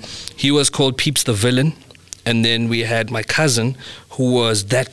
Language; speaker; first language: English; native; English